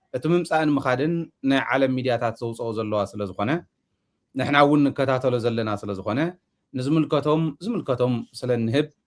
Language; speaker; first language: Tigrinya; native; Tigrinya